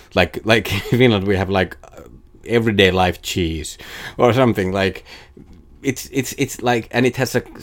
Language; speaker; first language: English; non-native, fluent; Finnish